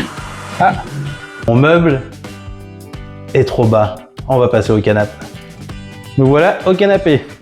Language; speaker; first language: French; native; French